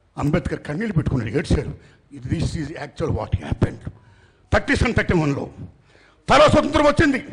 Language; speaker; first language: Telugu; native; Telugu